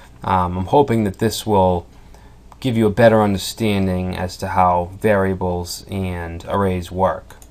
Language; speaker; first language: English; native; English